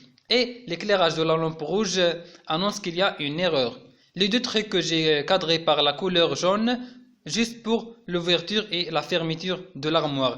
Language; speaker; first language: French; non-native, local second language; Arabic